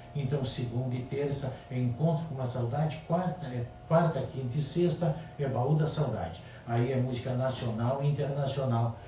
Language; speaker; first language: Portuguese; native; Portuguese